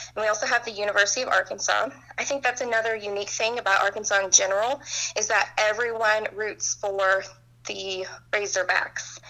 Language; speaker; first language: English; native; English